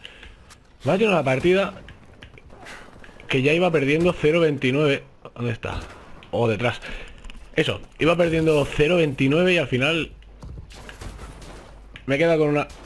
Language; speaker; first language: Spanish; native; Spanish